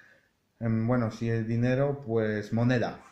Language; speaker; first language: Spanish; non-native, fluent; Polish